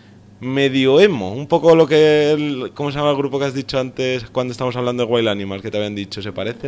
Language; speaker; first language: Spanish; native; Spanish